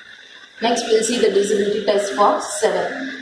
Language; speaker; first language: English; non-native, local second language; Tamil